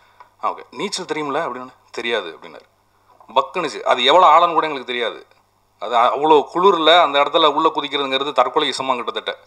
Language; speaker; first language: Tamil; native; Tamil